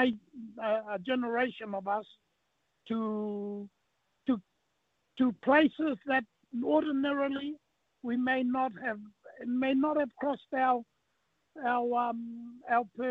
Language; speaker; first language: English; non-native, local second language; Māori